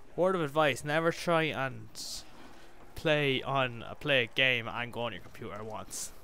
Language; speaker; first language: English; native; English